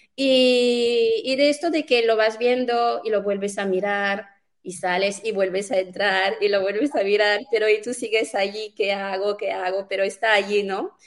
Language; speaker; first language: Spanish; non-native, fluent; French